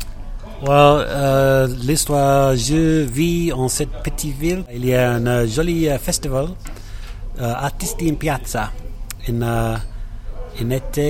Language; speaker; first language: French; non-native, learner; English